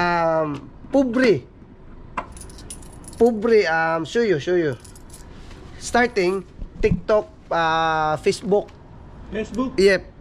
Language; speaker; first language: English; non-native, learner; Cebuano